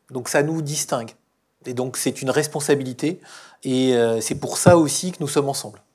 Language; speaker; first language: French; native; French